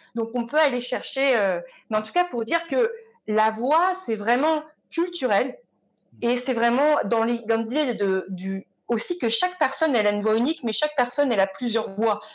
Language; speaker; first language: French; native; French